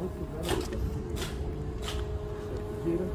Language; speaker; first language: Italian; native; Italian